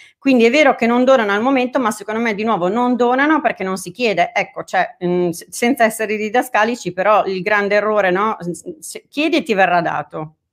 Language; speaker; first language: Italian; native; Italian